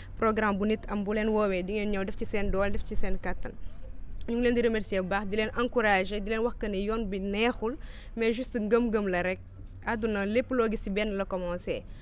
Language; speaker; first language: Wolof; native; Wolof